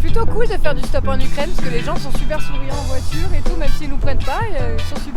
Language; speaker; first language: French; native; French